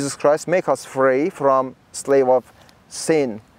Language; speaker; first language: English; non-native, fluent; Persian